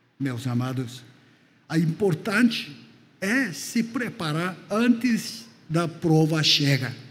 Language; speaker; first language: Portuguese; non-native, fluent; Korean